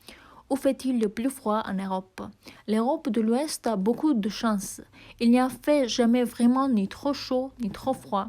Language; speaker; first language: French; non-native, learner; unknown